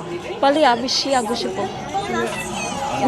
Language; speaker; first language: Korean; non-native, learner; Filipino